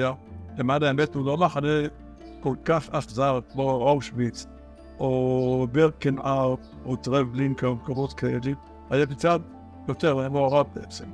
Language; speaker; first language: Hebrew; early bilingual, other home language; Arabic